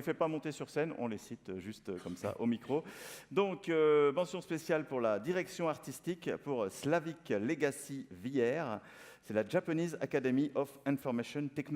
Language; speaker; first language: French; native; French